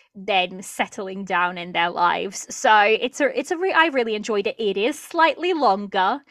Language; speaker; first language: English; early bilingual, other home language; Portuguese